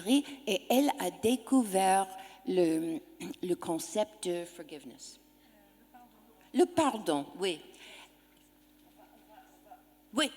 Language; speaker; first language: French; non-native, learner; English